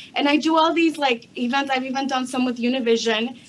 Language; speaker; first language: English; native; English